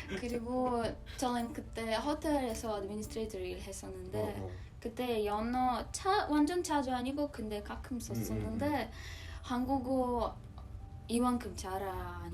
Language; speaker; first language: Korean; non-native, learner; Russian